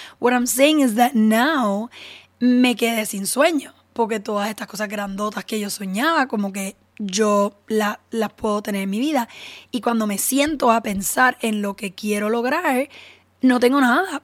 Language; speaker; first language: Spanish; early bilingual, heritage; Spanish